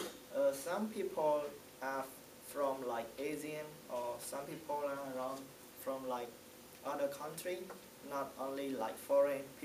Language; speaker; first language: English; non-native, learner; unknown